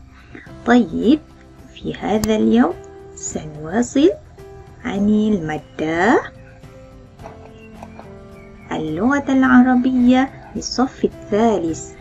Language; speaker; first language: Arabic; non-native, fluent; Malay